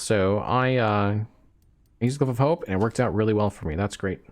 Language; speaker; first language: English; native; English